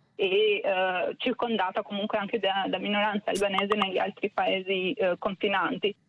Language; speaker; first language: Italian; non-native, fluent; Albanian